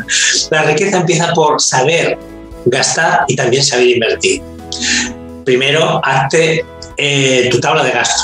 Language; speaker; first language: Spanish; native; Spanish